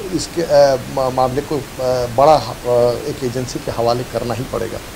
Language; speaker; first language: Hindi; native; Hindi